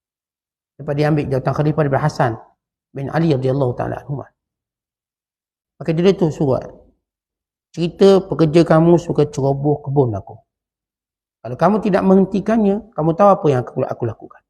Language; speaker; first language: Malay; native; Malay